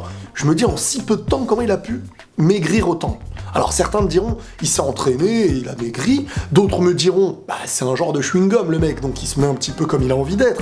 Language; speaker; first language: French; native; French